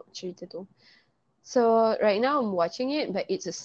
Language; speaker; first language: English; non-native, local second language; Malay